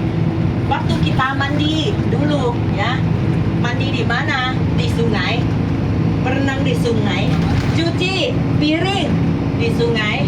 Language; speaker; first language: Indonesian; non-native, learner; Thai